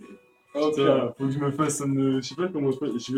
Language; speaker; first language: French; native; French